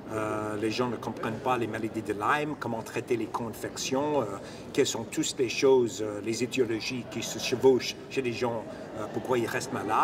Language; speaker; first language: French; non-native, fluent; English